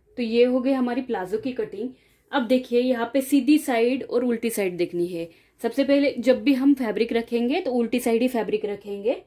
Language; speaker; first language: Hindi; non-native, local second language; Marathi